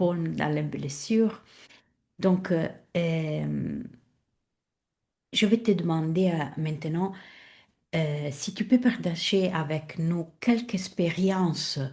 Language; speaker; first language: French; non-native, fluent; Italian